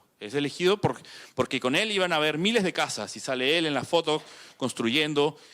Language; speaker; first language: Spanish; native; Spanish